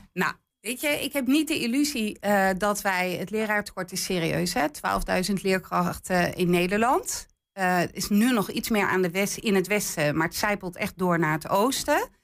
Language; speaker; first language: Dutch; native; Dutch